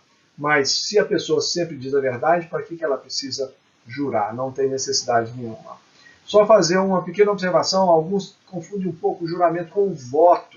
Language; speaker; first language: Portuguese; native; Portuguese